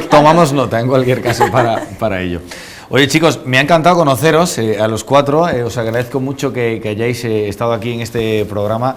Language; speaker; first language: Spanish; native; Spanish